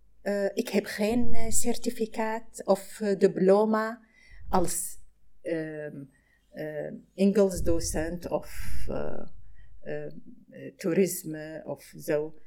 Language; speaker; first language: Dutch; non-native, learner; Arabic